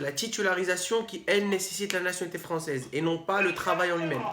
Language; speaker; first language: French; native; French